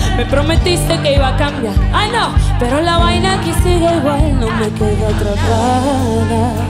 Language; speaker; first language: English; early bilingual, other home language; Spanish